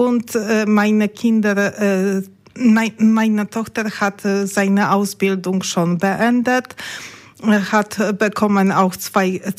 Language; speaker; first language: German; non-native, learner; Polish